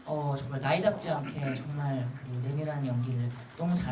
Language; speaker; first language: Korean; native; Korean